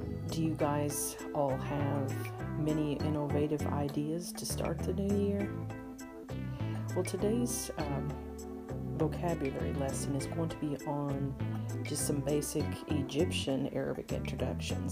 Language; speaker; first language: English; native; English